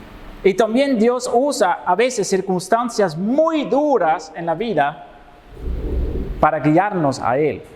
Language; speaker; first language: Spanish; non-native, fluent; Dutch